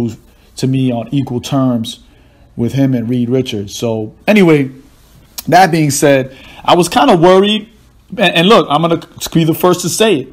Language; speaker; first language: English; native; English